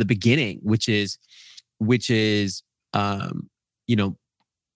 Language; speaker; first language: English; native; English